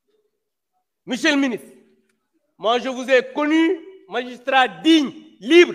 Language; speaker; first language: French; non-native, local second language; Wolof